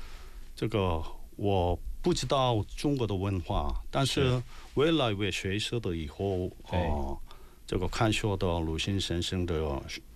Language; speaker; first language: Chinese; non-native, learner; Korean